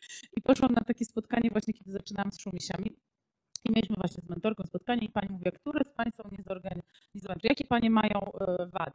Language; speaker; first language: Polish; native; Polish